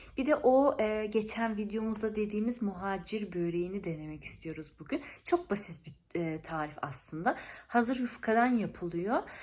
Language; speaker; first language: Turkish; early bilingual, heritage; Turkish